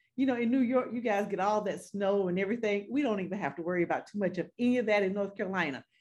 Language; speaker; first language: English; native; English